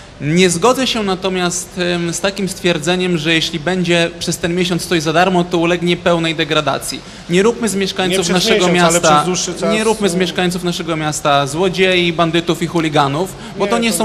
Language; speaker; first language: Polish; native; Polish